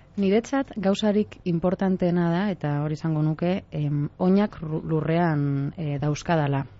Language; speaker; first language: Basque; non-native, local second language; Spanish